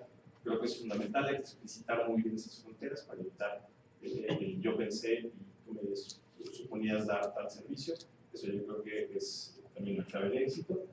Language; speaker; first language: Spanish; native; Spanish